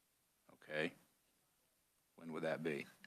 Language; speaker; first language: English; native; English